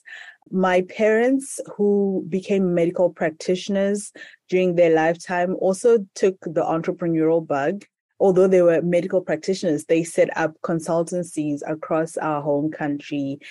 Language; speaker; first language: English; non-native, local second language; Shona